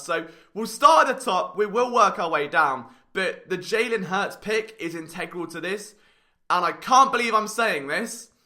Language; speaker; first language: English; native; English